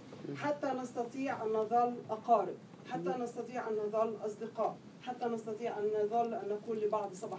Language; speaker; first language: Arabic; native; Arabic